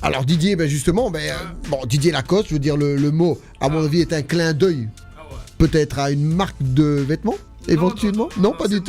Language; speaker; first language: French; native; French